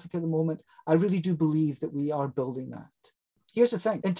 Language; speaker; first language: English; native; English